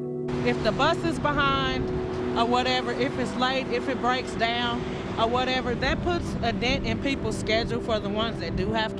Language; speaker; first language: English; native; English